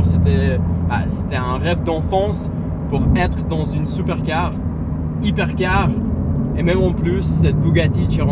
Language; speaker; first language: French; non-native, fluent; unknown